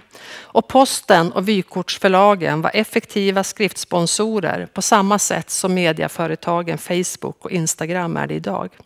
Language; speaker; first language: Swedish; native; Swedish